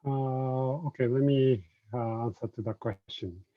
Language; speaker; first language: English; non-native, fluent; Japanese